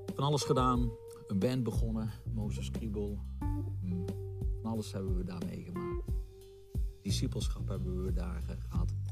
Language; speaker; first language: Dutch; native; Dutch